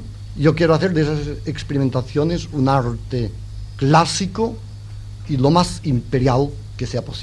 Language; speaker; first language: Spanish; non-native, local second language; Catalan